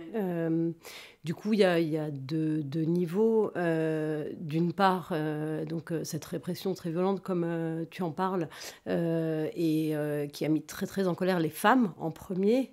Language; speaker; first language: French; native; French